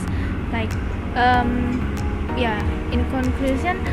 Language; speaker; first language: English; non-native, learner; Indonesian